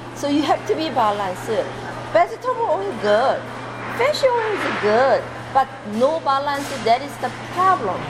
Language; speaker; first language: English; non-native, learner; Korean